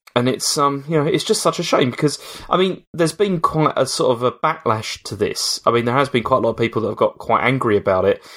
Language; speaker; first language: English; native; English